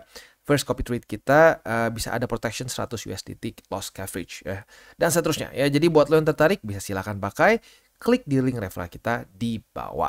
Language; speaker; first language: Indonesian; native; Indonesian